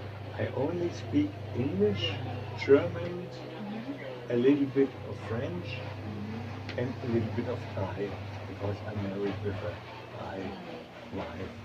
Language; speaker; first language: English; non-native, fluent; German